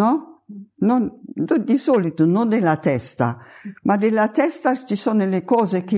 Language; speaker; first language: Italian; non-native, fluent; German